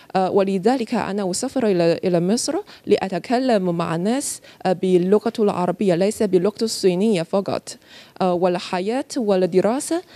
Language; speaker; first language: Arabic; non-native, learner; Chinese